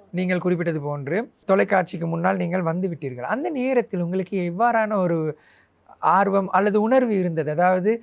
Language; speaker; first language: Tamil; native; Tamil